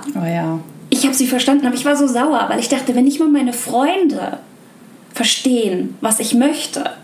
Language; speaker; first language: German; native; German